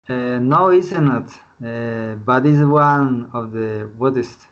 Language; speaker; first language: English; non-native, learner; Spanish